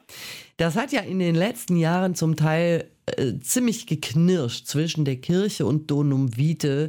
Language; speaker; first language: German; native; German